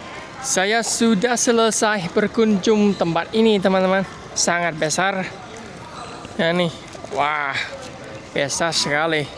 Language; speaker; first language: Indonesian; non-native, fluent; Vietnamese